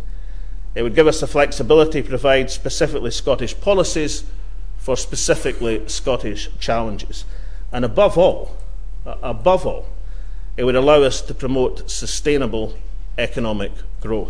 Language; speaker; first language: English; native; English